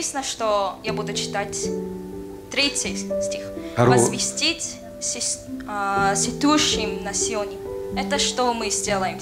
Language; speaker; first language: Russian; non-native, learner; Korean